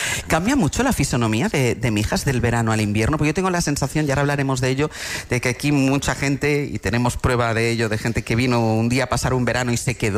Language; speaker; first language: Spanish; native; Spanish